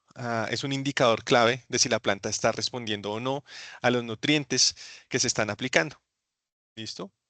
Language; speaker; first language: Spanish; native; Spanish